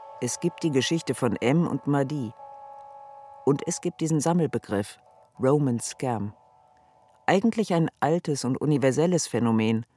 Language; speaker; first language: German; native; German